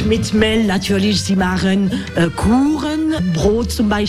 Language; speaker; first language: German; non-native, learner; French